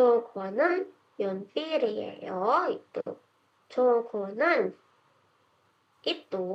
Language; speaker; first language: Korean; non-native, fluent; Indonesian